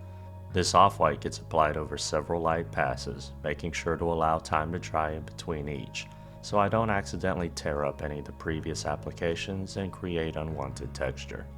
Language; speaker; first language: English; native; English